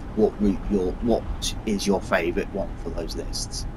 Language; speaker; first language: English; native; English